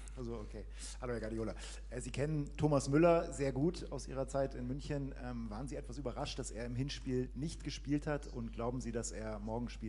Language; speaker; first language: German; native; German